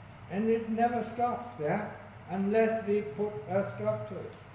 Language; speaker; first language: English; non-native, fluent; German